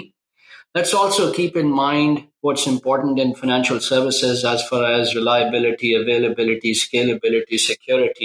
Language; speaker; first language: English; non-native, local second language; Urdu